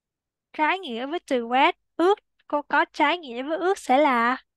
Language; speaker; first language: Vietnamese; native; Vietnamese